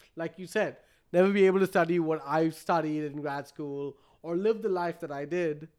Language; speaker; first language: English; non-native, local second language; Malayalam